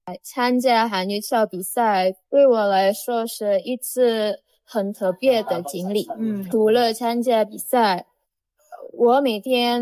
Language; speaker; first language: Chinese; non-native, learner; Indonesian